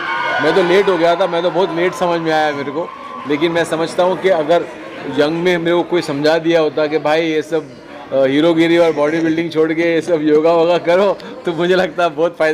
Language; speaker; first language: Hindi; native; Hindi